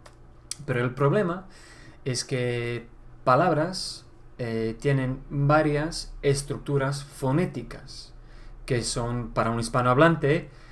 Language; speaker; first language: Spanish; non-native, fluent; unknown